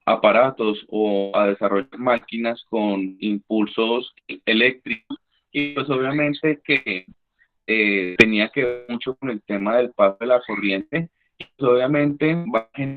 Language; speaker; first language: Spanish; native; Spanish